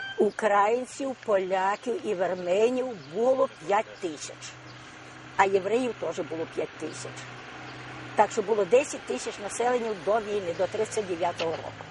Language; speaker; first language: Ukrainian; native; Ukrainian